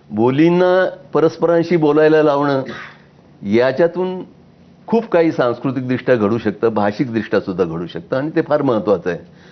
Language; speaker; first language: Marathi; native; Marathi